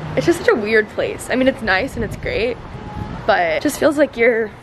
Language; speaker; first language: English; native; English